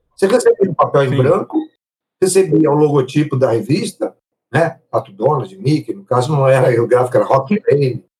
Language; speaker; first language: Portuguese; early bilingual, other home language; Italian